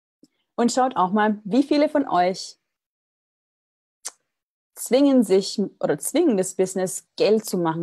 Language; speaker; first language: German; native; German